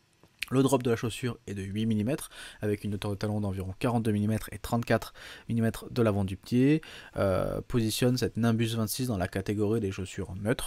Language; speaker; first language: French; native; French